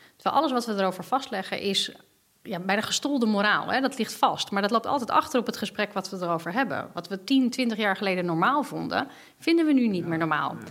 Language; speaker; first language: Dutch; native; Dutch